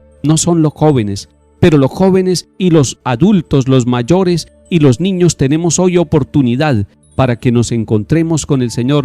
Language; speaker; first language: Spanish; native; Spanish